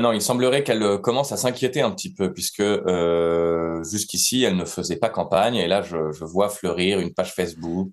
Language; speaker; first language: French; native; French